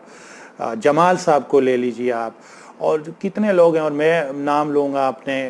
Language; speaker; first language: Urdu; native; Urdu